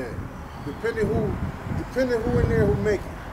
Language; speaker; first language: English; non-native, learner; Spanish